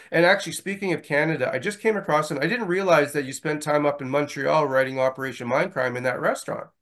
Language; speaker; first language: English; native; English